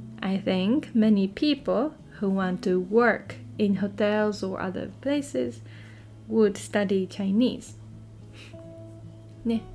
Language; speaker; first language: English; non-native, fluent; Japanese